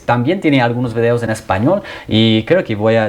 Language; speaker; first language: Spanish; non-native, fluent; English